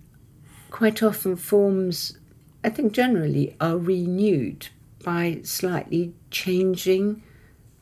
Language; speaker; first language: English; early bilingual, other home language; Persian